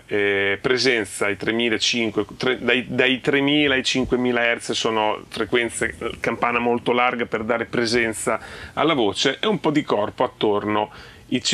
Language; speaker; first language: Italian; native; Italian